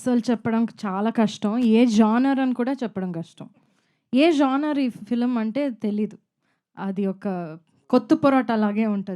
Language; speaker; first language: Telugu; non-native, fluent; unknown